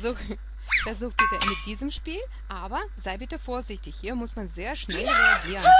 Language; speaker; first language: German; non-native, fluent; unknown